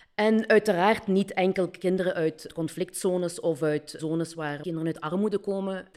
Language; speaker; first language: Dutch; native; Dutch